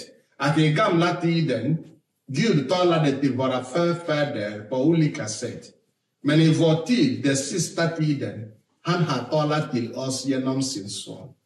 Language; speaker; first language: Swedish; non-native, fluent; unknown